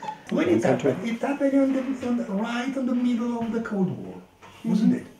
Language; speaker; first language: English; non-native, fluent; Italian